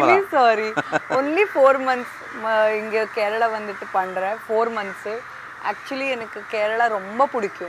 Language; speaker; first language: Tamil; non-native, fluent; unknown